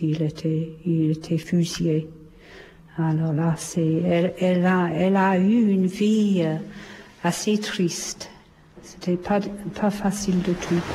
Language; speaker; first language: French; non-native, fluent; English